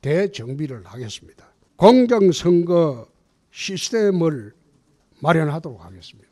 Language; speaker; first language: Korean; native; Korean